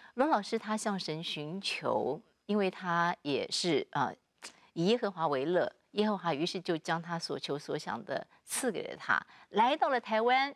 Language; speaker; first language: Chinese; native; Chinese